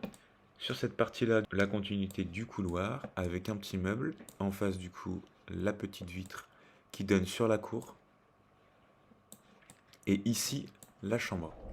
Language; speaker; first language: French; native; French